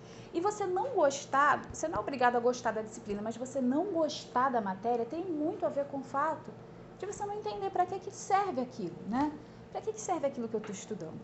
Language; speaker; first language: Portuguese; native; Portuguese